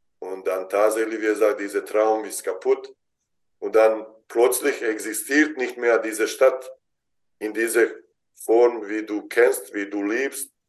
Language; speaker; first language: German; non-native, fluent; Bosnian